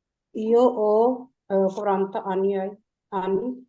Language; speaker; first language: Italian; non-native, learner; Urdu